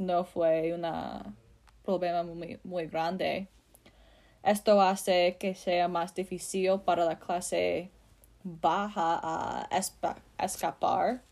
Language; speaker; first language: Spanish; non-native, learner; English